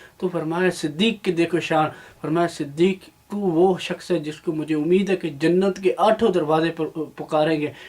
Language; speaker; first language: Urdu; non-native, local second language; Punjabi